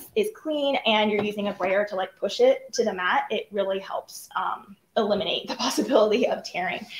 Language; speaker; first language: English; native; English